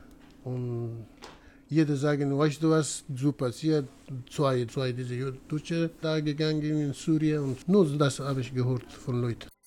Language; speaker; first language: German; non-native, learner; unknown